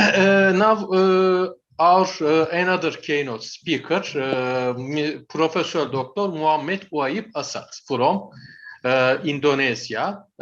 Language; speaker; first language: English; non-native, learner; Turkish